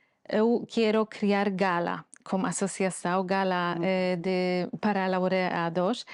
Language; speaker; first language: Portuguese; non-native, fluent; Polish